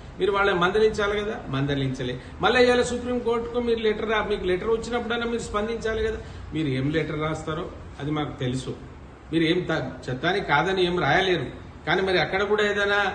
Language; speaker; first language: Telugu; non-native, local second language; Lambadi